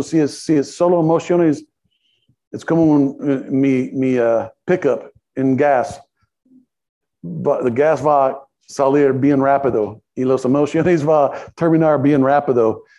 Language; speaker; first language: Spanish; non-native, learner; English